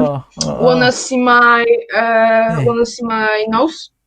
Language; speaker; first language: English; non-native, learner; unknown